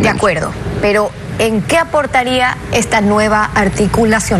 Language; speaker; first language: Spanish; native; Spanish